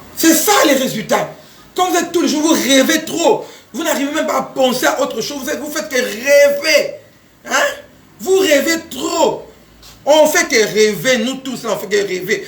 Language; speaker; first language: French; non-native, local second language; Lingala